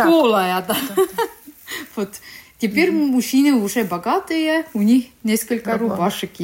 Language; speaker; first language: Russian; non-native, learner; Estonian